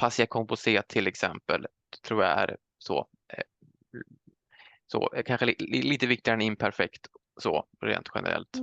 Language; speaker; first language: Swedish; native; Swedish